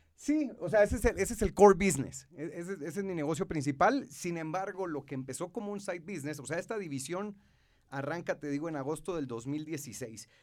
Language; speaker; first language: Spanish; native; Spanish